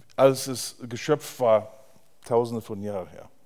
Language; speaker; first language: German; non-native, learner; English